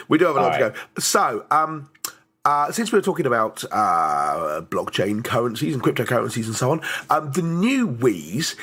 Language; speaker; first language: English; native; English